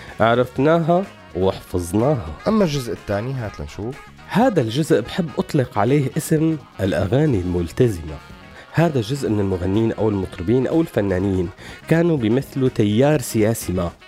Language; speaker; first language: Arabic; native; Arabic